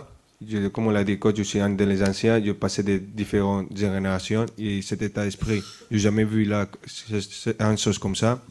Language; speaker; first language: French; non-native, fluent; Spanish